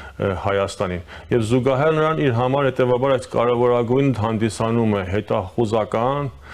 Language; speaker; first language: Armenian; early bilingual, heritage; Armenian